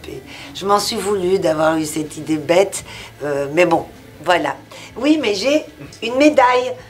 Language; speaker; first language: French; early bilingual, other home language; Portuguese